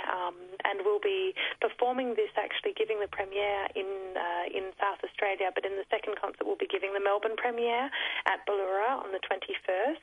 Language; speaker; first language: English; native; English